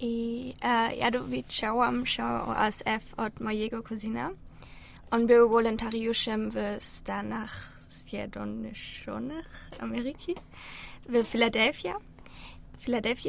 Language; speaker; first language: Polish; non-native, learner; German